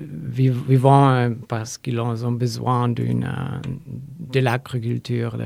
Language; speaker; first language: French; non-native, learner; Polish